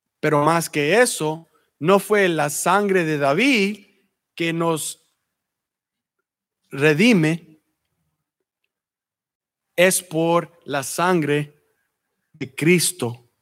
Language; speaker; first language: Spanish; early bilingual, heritage; Spanish